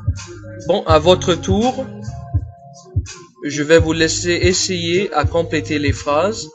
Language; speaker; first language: French; non-native, fluent; English